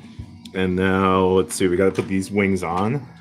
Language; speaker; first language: English; native; English